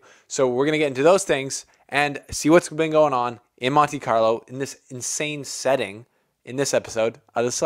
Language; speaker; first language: English; native; English